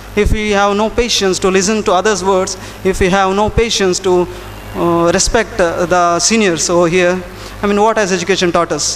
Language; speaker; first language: English; non-native, local second language; Kannada